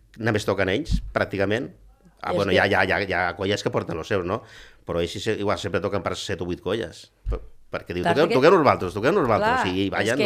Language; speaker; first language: Catalan; early bilingual, other home language; Galician